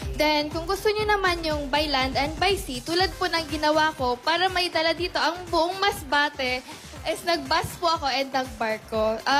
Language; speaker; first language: Filipino; non-native, local second language; Masbatenyo